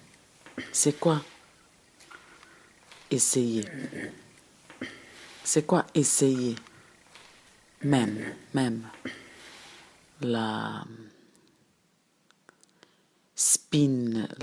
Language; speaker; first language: French; non-native, fluent; Portuguese